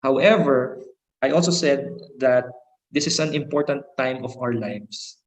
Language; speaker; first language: English; non-native, local second language; Filipino